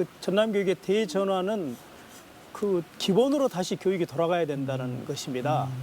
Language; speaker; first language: Korean; native; Korean